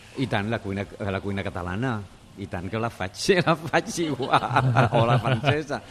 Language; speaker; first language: Catalan; non-native, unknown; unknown